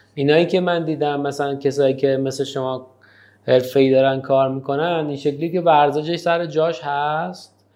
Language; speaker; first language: Persian; native; Persian